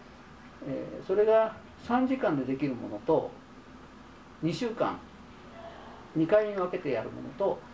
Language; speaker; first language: Japanese; native; Japanese